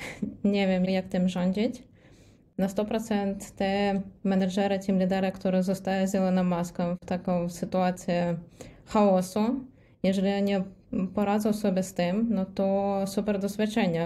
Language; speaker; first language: Polish; non-native, fluent; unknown